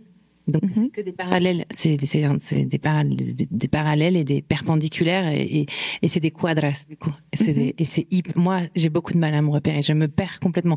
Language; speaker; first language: French; native; French